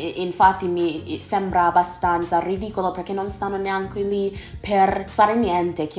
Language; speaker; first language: Italian; non-native, fluent; English